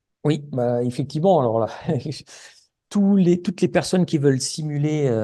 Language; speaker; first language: French; native; French